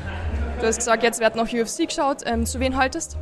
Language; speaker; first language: German; native; German